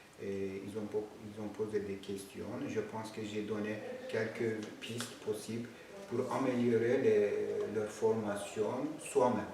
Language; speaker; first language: French; non-native, fluent; Turkish